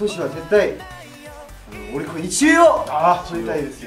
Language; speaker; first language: Japanese; non-native, learner; Korean